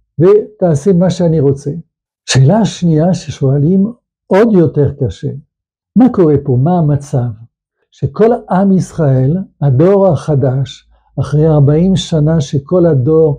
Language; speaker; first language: Hebrew; non-native, fluent; French